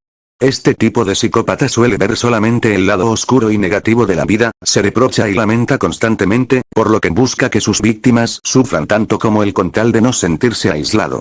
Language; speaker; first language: Spanish; native; Spanish